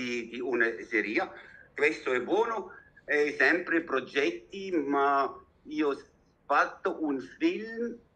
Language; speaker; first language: Italian; non-native, learner; German